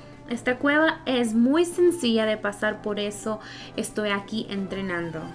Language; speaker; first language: Spanish; early bilingual, heritage; Spanish